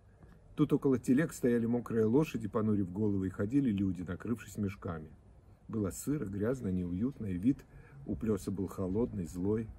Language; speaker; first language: Russian; native; Russian